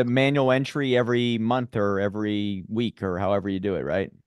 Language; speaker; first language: English; native; English